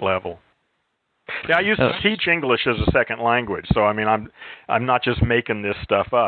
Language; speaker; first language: English; native; English